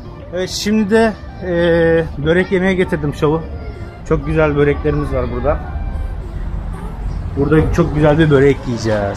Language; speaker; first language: Turkish; native; Turkish